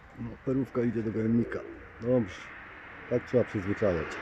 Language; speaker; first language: Polish; native; Polish